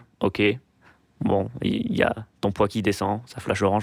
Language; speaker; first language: French; native; French